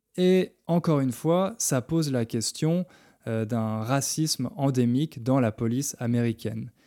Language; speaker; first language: French; native; French